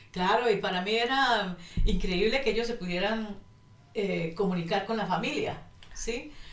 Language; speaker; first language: Spanish; native; Spanish